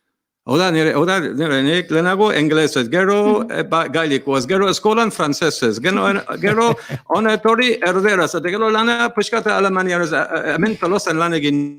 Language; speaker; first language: Basque; non-native, learner; English